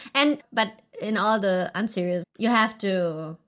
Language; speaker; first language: English; non-native, fluent; Italian